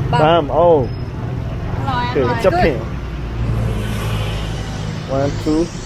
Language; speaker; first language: English; non-native, learner; Burmese